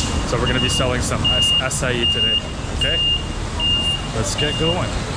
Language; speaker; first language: English; native; English